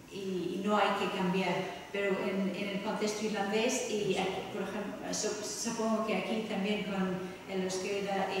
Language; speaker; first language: Spanish; non-native, fluent; English